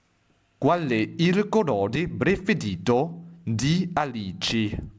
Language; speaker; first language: Italian; non-native, fluent; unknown